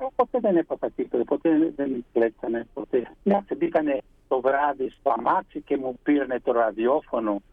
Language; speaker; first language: Greek; early bilingual, heritage; Greek